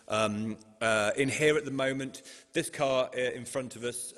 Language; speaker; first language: English; native; English